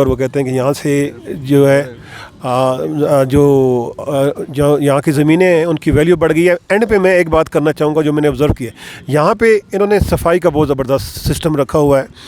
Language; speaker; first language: Urdu; native; Urdu